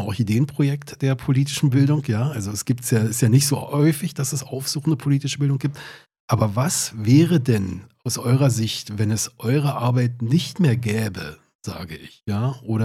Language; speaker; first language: German; native; German